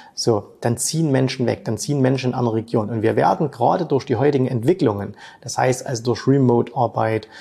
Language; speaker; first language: German; native; German